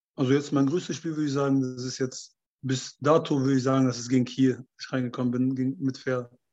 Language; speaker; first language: German; early bilingual, other home language; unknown